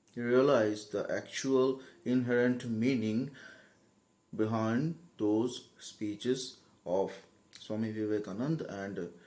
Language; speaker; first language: English; non-native, local second language; Bangla